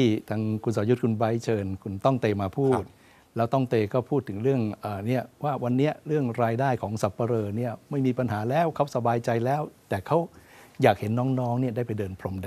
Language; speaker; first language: Thai; native; Thai